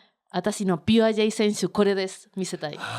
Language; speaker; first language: Japanese; non-native, learner; Spanish